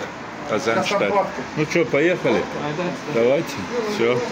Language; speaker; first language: Russian; non-native, local second language; Chechen